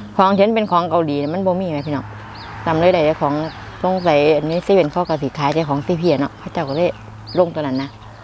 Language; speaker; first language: Thai; native; Thai